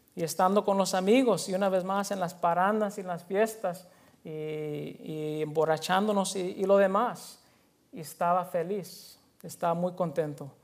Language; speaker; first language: Spanish; early bilingual, heritage; Spanish